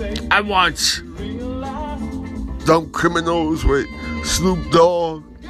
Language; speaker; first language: English; non-native, fluent; Spanish